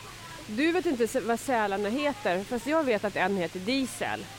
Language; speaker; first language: Swedish; native; Swedish